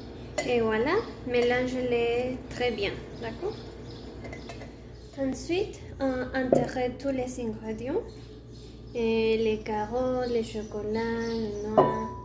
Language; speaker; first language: French; non-native, learner; Spanish